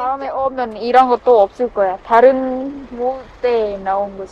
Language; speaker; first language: Korean; non-native, learner; Khmer